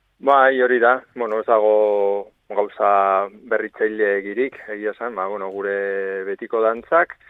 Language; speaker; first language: Basque; non-native, local second language; Spanish